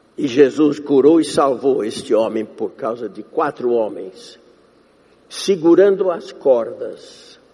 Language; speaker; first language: Portuguese; non-native, fluent; English